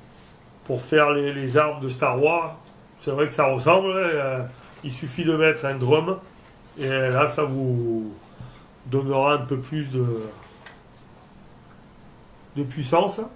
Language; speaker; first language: French; native; French